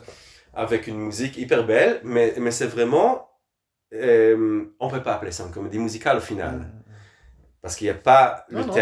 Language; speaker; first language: French; non-native, fluent; Hebrew